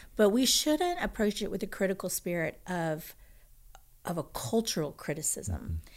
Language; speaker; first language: English; native; English